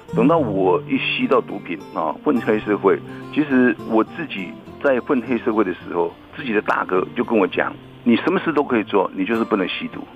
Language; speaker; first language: Chinese; native; Chinese